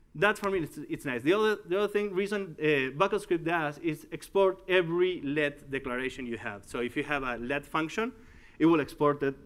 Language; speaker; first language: English; non-native, fluent; Spanish